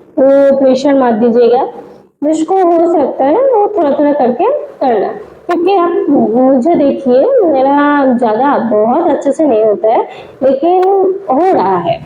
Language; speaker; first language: Hindi; non-native, local second language; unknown